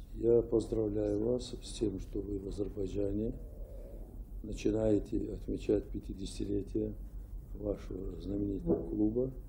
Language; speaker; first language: Russian; non-native, local second language; Azerbaijani